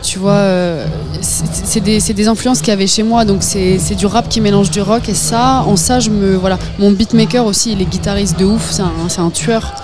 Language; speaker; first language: French; native; French